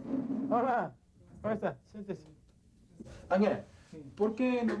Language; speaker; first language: Spanish; non-native, learner; Korean